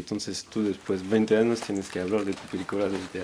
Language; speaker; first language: Spanish; non-native, fluent; French